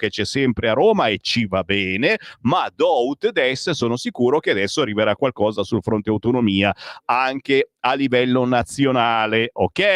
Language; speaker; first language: Italian; native; Italian